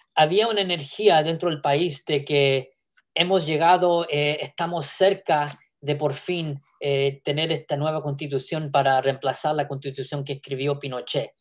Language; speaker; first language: Spanish; early bilingual, heritage; Spanish